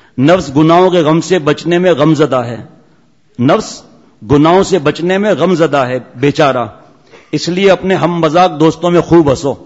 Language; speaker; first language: Urdu; non-native, local second language; Memoni